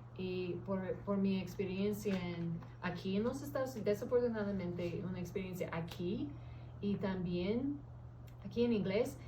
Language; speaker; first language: Spanish; early bilingual, heritage; English